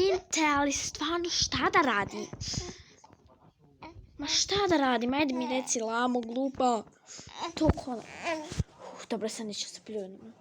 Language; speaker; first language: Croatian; early bilingual, heritage; Croatian